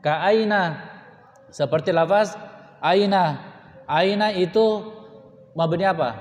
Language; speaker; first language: Arabic; non-native, fluent; Indonesian